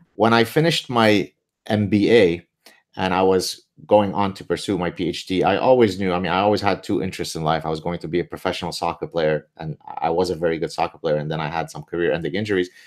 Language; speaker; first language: English; early bilingual, other home language; Arabic